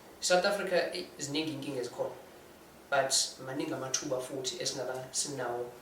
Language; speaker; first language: Zulu; non-native, local second language; English